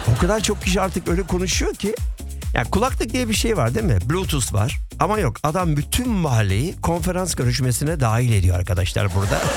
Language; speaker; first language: Turkish; early bilingual, heritage; Turkish